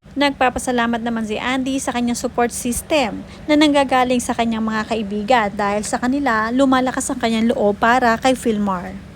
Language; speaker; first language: Filipino; native; Filipino